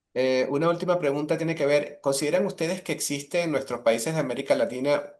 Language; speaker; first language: Spanish; native; Spanish